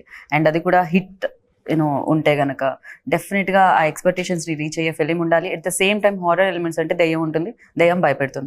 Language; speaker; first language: Telugu; native; Telugu